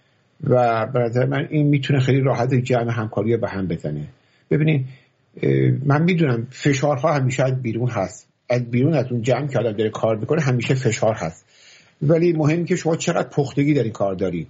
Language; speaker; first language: Persian; native; Persian